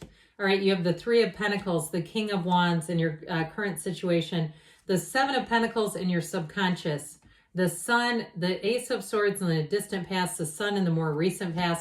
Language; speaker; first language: English; native; English